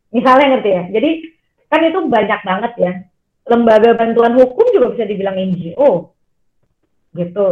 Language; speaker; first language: Indonesian; native; Indonesian